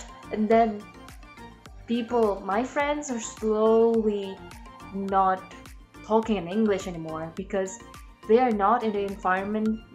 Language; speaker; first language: English; non-native, learner; Indonesian